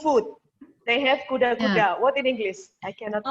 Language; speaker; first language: English; non-native, learner; Indonesian